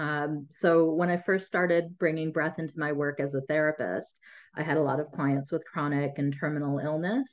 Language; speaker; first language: English; early bilingual, other home language; Tamil